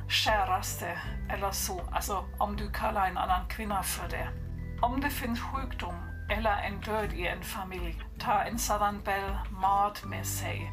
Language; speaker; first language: Swedish; non-native, fluent; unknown